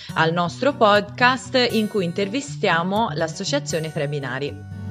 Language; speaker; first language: Italian; native; Italian